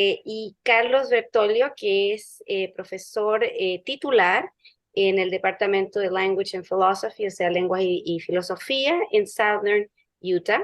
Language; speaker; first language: Spanish; native; Spanish